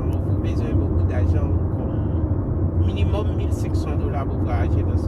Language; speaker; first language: French; non-native, local second language; Haitian Creole